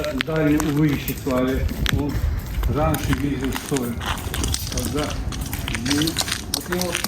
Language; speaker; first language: Russian; non-native, local second language; Azerbaijani